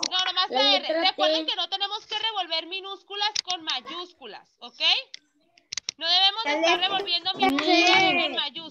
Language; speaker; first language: Spanish; native; Spanish